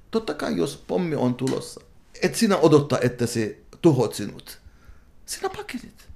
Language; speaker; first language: Finnish; non-native, fluent; Arabic